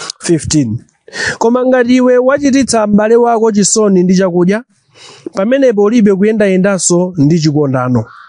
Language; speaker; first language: Nyanja; non-native, local second language; Tumbuka